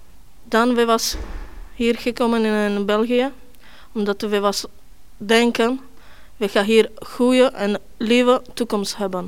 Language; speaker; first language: Dutch; non-native, learner; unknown